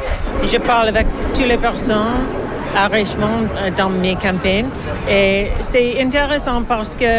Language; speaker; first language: French; non-native, learner; English